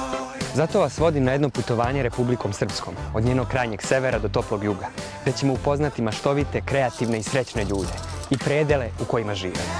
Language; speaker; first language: Bosnian; native; Bosnian